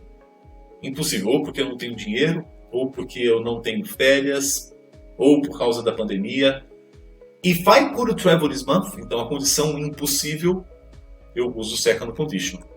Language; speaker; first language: Portuguese; native; Portuguese